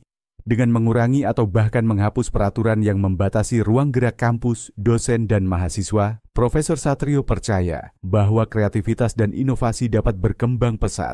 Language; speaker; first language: Indonesian; native; Indonesian